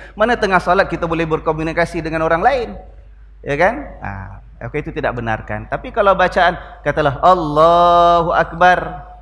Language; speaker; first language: Malay; native; Malay